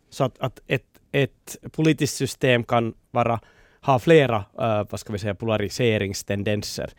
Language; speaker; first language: Swedish; native; Swedish